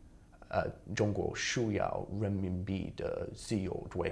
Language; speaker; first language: Chinese; non-native, learner; English